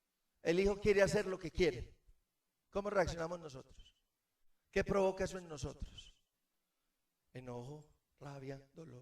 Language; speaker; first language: Spanish; native; Spanish